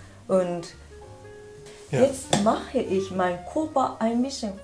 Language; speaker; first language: German; non-native, learner; Japanese